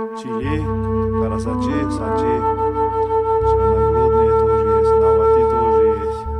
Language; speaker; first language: Russian; non-native, local second language; Uzbek